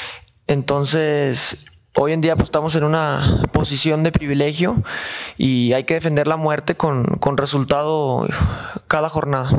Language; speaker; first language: Spanish; native; Spanish